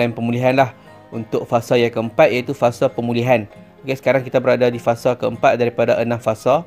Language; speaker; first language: Malay; native; Malay